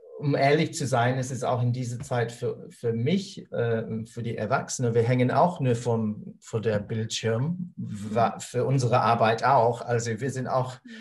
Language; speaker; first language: German; non-native, fluent; English